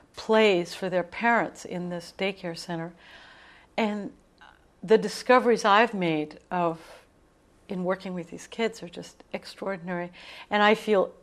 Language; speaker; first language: English; native; English